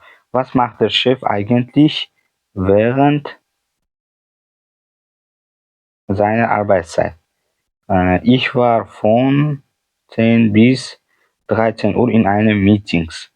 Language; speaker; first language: German; non-native, fluent; Uzbek